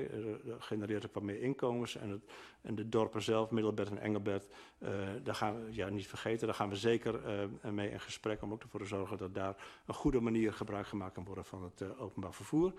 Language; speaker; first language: Dutch; native; Dutch